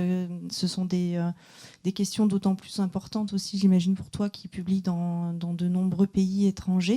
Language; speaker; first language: French; native; French